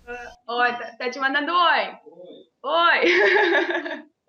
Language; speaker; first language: Portuguese; non-native, fluent; Russian